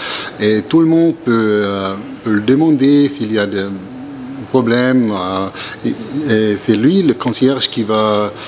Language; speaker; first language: French; non-native, learner; German